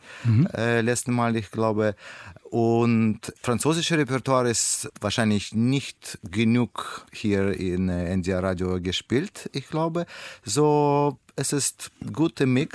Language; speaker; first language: German; non-native, learner; Russian